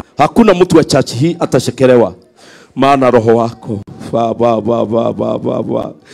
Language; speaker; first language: Swahili; non-native, local second language; Kikuyu